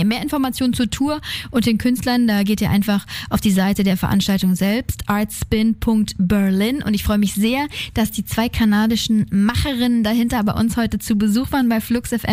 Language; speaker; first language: German; native; German